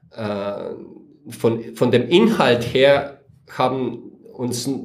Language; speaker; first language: German; non-native, fluent; Latvian